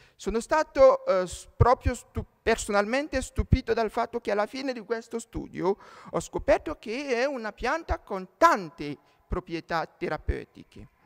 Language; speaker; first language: Italian; non-native, fluent; French